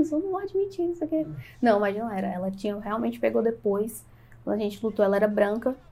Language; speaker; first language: Portuguese; native; Portuguese